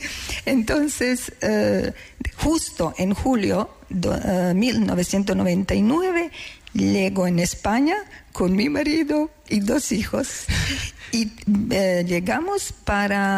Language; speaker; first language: Spanish; non-native, learner; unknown